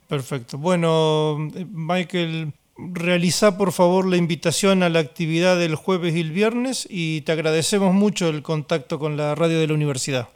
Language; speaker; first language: Spanish; native; Spanish